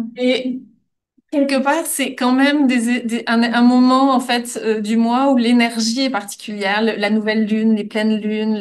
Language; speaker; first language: French; native; French